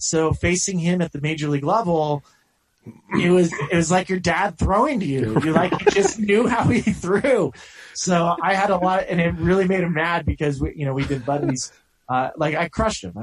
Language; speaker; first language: English; native; English